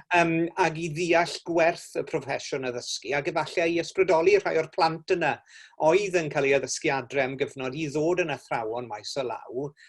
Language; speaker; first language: Welsh; native; Welsh